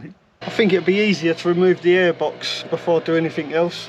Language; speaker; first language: English; native; English